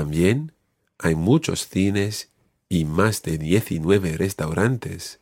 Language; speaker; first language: Spanish; non-native, fluent; English